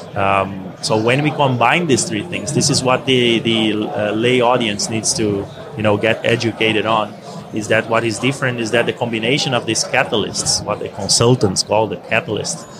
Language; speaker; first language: English; non-native, fluent; Portuguese